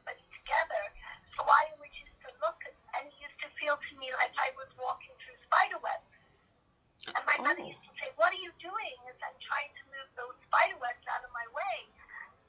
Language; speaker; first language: English; native; English